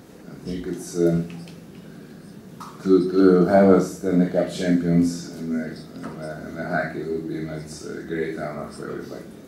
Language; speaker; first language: English; non-native, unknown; Russian